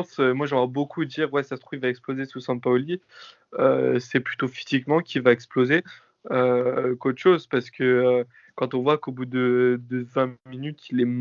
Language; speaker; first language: French; native; French